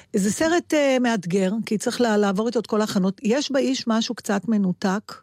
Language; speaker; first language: Hebrew; native; Hebrew